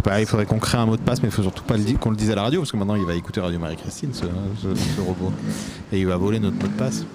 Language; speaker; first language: French; native; French